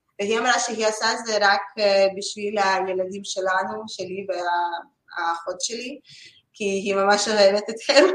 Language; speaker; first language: Hebrew; non-native, learner; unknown